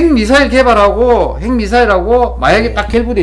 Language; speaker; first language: Korean; native; Korean